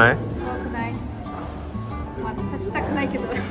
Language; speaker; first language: Japanese; non-native, fluent; German